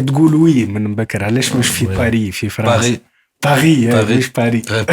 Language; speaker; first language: Arabic; native; Arabic